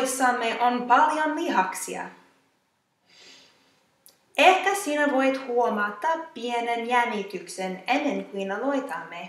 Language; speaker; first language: Finnish; non-native, fluent; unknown